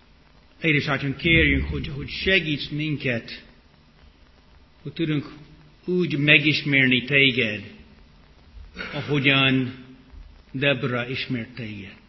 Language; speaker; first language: Hungarian; non-native, fluent; English